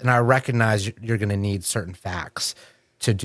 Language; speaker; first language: English; native; English